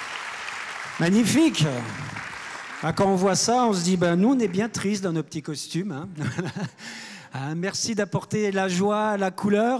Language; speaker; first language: French; native; French